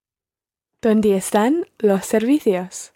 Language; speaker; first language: Spanish; non-native, learner; English